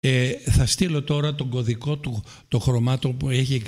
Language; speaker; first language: Greek; native; Greek